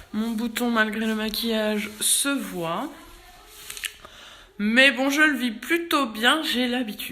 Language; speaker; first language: French; native; French